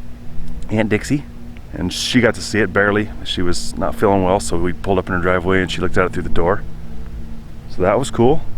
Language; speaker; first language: English; native; English